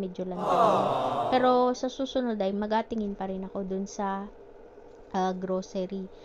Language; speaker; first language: Filipino; non-native, local second language; Hiligaynon